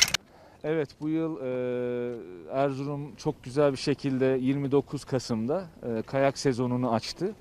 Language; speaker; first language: Turkish; native; Turkish